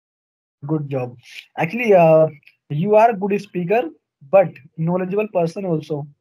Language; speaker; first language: English; non-native, learner; Hindi